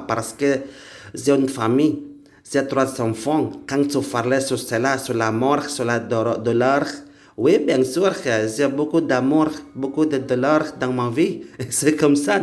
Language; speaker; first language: French; non-native, learner; Indonesian